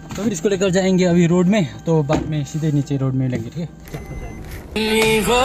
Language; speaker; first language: Hindi; non-native, local second language; Nepali